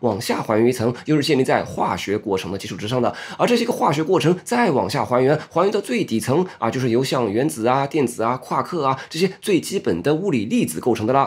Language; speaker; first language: Chinese; native; Chinese